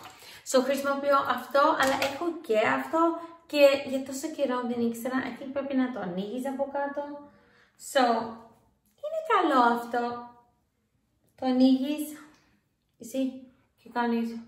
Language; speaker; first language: Greek; early bilingual, heritage; English